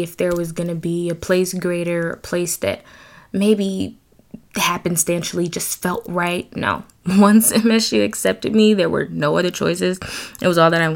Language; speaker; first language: English; native; English